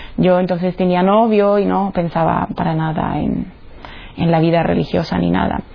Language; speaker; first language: Spanish; non-native, fluent; Italian